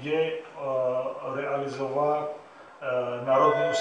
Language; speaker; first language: Czech; non-native, fluent; Arabic